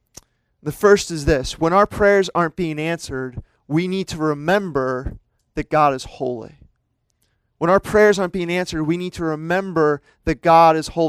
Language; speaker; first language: English; native; English